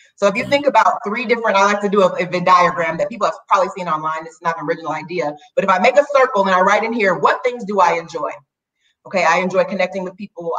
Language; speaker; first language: English; native; English